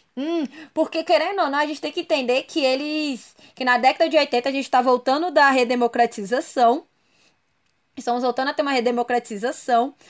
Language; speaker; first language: Portuguese; native; Portuguese